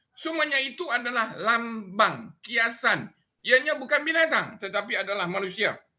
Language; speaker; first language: Malay; native; Malay